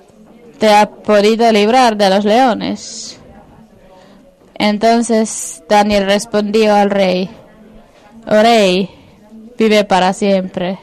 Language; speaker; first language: Spanish; non-native, fluent; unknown